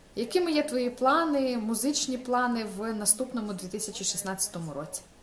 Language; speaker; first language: Ukrainian; native; Ukrainian